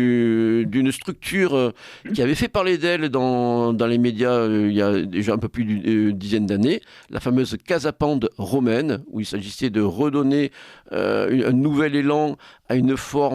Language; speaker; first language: French; native; French